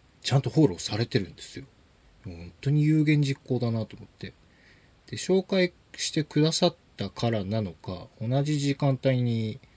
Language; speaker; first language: Japanese; native; Japanese